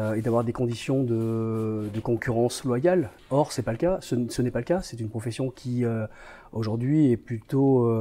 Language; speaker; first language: French; native; French